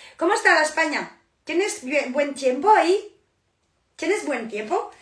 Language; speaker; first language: Spanish; non-native, learner; French